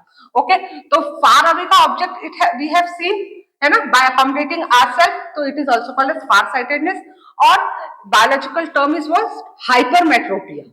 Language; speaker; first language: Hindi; native; Hindi